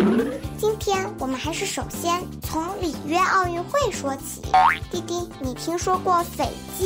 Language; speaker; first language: Chinese; native; Chinese